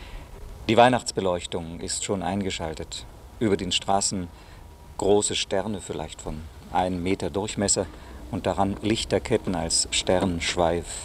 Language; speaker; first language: German; native; German